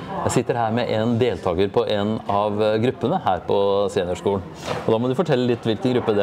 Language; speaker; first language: Norwegian; native; Norwegian